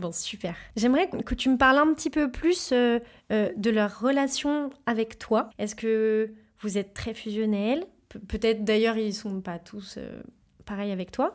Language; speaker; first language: French; native; French